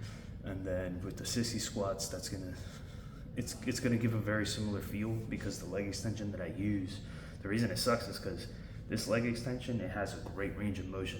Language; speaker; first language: English; native; English